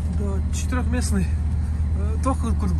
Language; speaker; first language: Russian; native; Russian